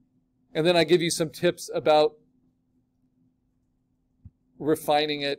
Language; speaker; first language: English; native; English